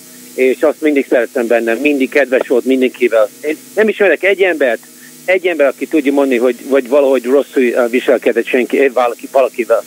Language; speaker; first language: Hungarian; early bilingual, heritage; Hungarian